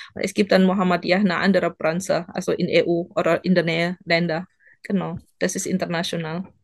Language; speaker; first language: German; non-native, learner; Indonesian